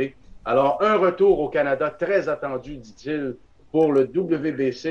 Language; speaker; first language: French; native; French